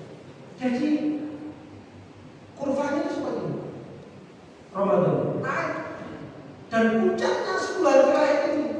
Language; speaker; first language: Indonesian; non-native, local second language; Javanese